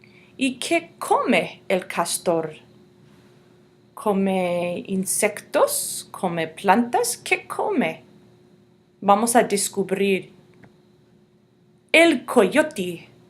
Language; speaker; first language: Spanish; non-native, fluent; English